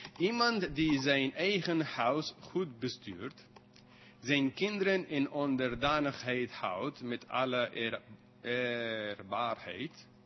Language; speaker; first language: Dutch; non-native, fluent; English